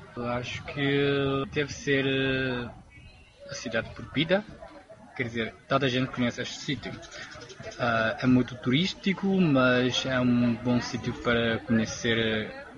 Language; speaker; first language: Portuguese; non-native, fluent; Chinese